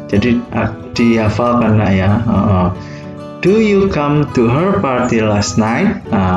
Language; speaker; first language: English; non-native, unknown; Indonesian